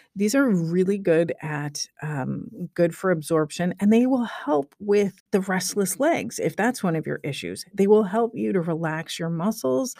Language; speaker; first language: English; native; English